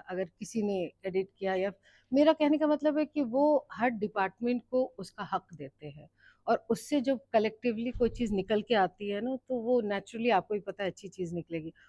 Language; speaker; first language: Hindi; native; Hindi